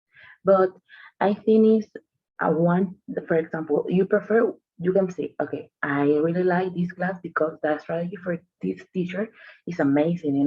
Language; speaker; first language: English; non-native, learner; Spanish